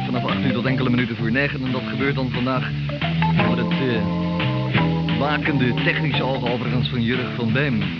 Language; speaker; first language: Dutch; native; Dutch